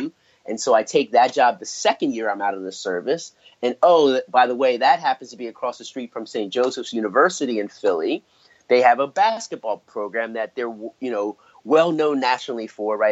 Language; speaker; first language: English; native; English